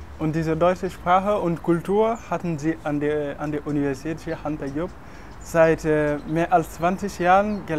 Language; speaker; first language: German; non-native, fluent; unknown